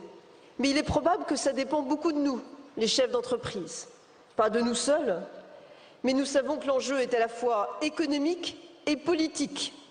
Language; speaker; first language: French; native; French